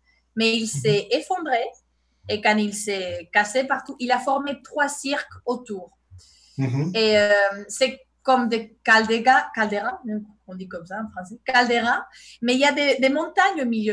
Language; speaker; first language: French; non-native, fluent; Spanish